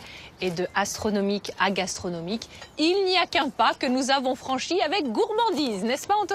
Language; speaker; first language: French; native; French